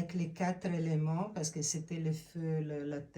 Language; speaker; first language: French; non-native, fluent; Italian